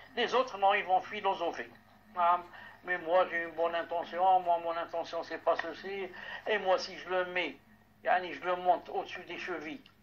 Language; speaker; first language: French; non-native, local second language; Arabic